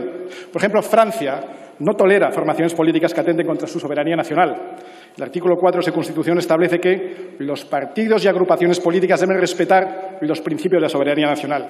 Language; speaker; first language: Spanish; native; Spanish